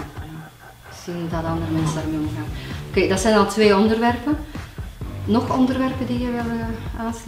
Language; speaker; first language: Dutch; native; Dutch